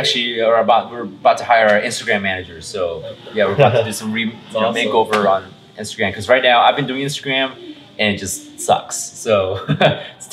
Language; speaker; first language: English; native; English